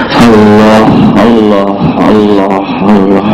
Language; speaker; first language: Urdu; native; Urdu